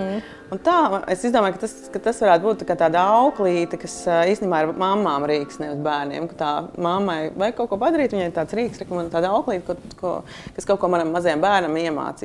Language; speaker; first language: Latvian; native; Latvian